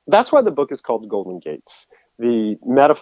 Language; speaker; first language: English; native; English